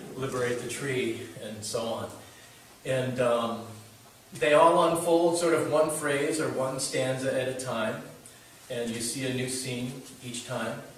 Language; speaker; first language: English; native; English